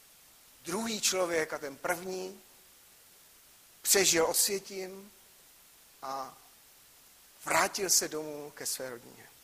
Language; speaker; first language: Czech; native; Czech